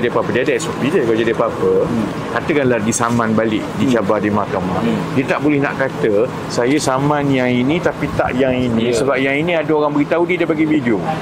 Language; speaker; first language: Malay; native; Malay